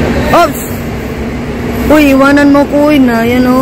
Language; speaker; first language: Filipino; non-native, local second language; Cebuano